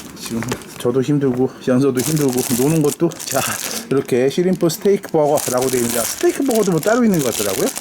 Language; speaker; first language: Korean; native; Korean